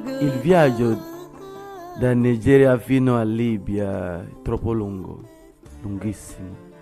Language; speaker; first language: Italian; non-native, learner; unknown